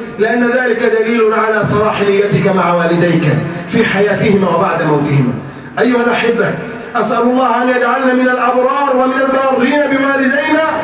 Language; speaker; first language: Arabic; native; Arabic